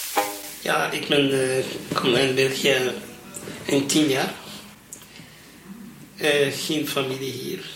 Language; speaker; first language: Dutch; non-native, learner; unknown